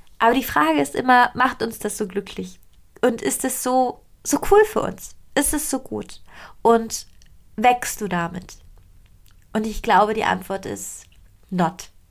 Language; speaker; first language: German; non-native, fluent; Italian